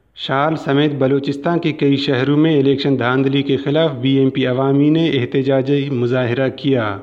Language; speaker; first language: Urdu; non-native, local second language; Baluchi